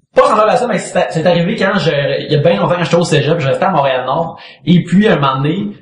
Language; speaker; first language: French; native; French